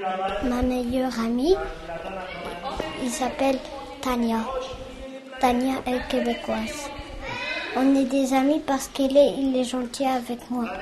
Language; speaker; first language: French; early bilingual, other home language; Arabic